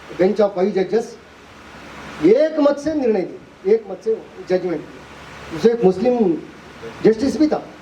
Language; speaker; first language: Hindi; non-native, local second language; Kannada